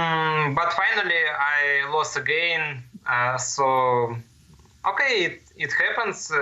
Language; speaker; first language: English; non-native, learner; Russian